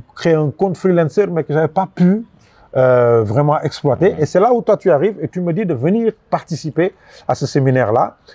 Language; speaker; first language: French; non-native, local second language; Wolof